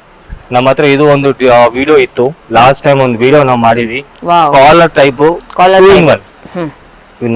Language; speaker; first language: Kannada; non-native, local second language; Telugu